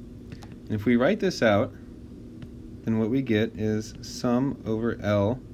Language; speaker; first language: English; native; English